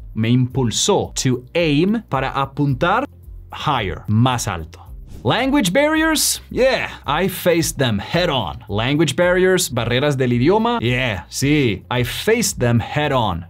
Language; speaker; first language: Spanish; non-native, fluent; Swedish